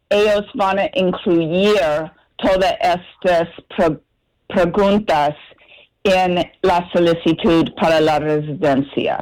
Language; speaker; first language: Spanish; non-native, learner; English